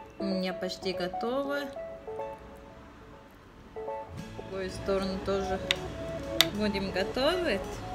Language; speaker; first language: Russian; non-native, learner; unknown